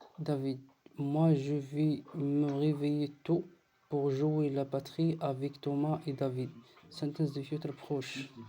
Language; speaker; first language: French; non-native, learner; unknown